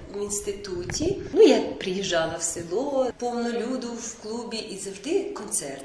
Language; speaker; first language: Ukrainian; native; Ukrainian